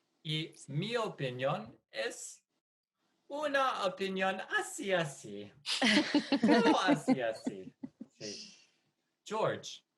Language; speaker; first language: Spanish; non-native, fluent; English